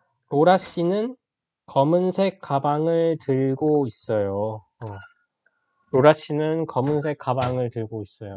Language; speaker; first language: Korean; native; Korean